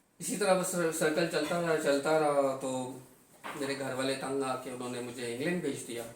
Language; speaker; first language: Urdu; non-native, local second language; Punjabi